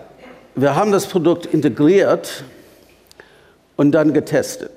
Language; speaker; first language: German; non-native, fluent; English